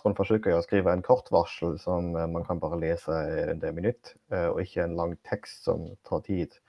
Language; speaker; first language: Norwegian; non-native, fluent; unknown